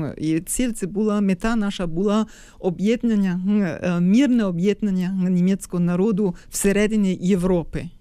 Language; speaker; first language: Ukrainian; non-native, fluent; German